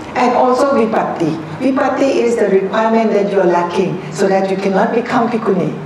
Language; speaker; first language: English; non-native, fluent; Thai